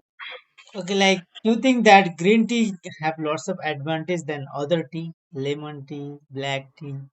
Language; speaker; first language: English; non-native, learner; Nepali